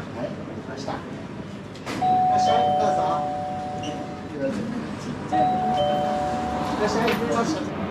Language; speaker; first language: Japanese; native; Japanese